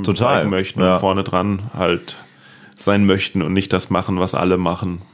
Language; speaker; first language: German; native; German